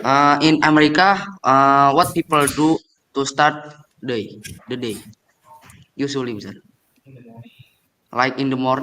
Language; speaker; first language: English; non-native, learner; Indonesian